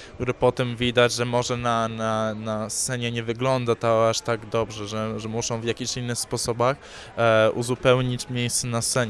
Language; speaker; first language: Polish; early bilingual, heritage; English